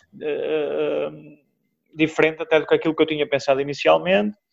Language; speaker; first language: Portuguese; native; Portuguese